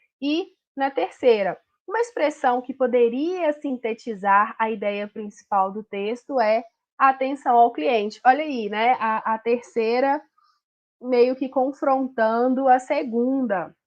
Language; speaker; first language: Portuguese; native; Portuguese